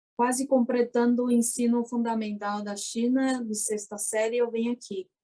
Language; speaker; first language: Portuguese; early bilingual, other home language; Chinese